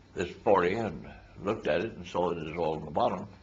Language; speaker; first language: English; native; English